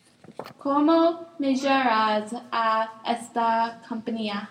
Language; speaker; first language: Spanish; non-native, learner; English